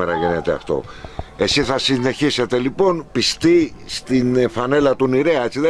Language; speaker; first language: Greek; native; Greek